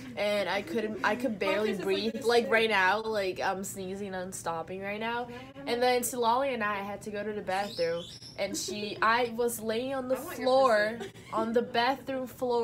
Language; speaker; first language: English; non-native, fluent; Portuguese